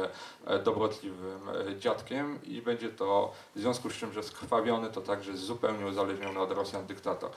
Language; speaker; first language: Polish; native; Polish